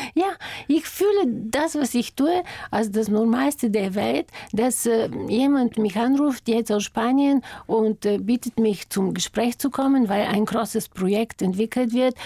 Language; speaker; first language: German; non-native, fluent; Bulgarian